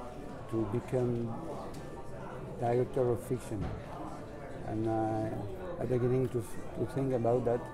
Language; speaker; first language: English; non-native, learner; French